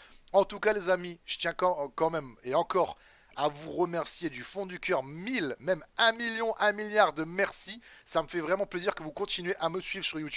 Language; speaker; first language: French; native; French